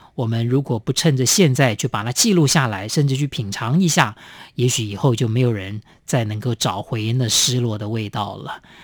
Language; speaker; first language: Chinese; native; Chinese